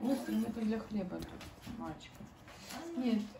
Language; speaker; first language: Russian; native; Russian